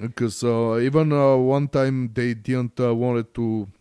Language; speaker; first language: English; non-native, learner; Bulgarian